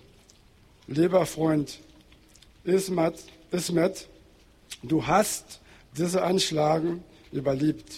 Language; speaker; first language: German; non-native, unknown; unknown